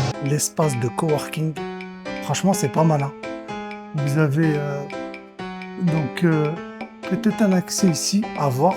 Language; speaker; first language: French; native; French